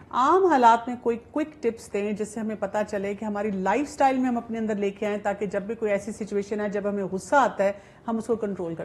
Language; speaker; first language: Hindi; native; Hindi